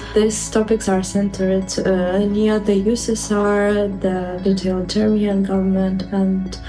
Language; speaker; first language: English; non-native, fluent; Ukrainian